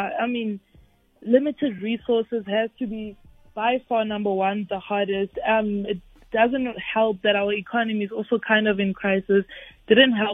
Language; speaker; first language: English; non-native, local second language; Venda